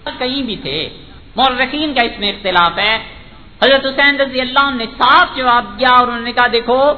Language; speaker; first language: Urdu; native; Urdu